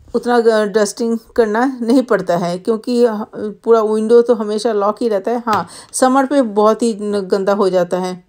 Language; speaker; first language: Hindi; non-native, local second language; Bangla